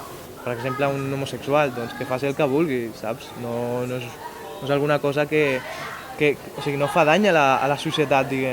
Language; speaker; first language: Catalan; early bilingual, other home language; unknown